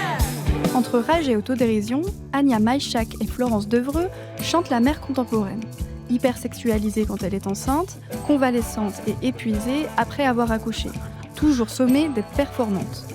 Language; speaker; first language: French; native; French